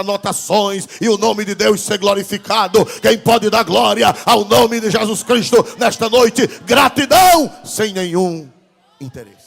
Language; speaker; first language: Portuguese; native; Portuguese